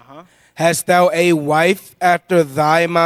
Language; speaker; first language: English; native; English